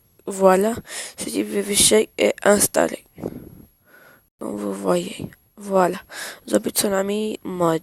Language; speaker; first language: French; non-native, learner; Arabic